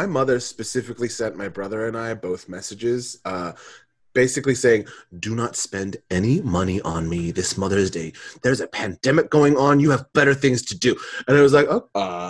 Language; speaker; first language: English; native; English